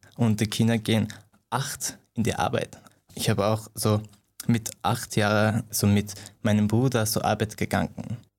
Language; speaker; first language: German; non-native, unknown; Persian